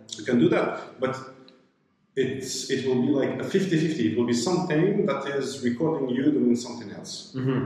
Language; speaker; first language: English; non-native, fluent; Arabic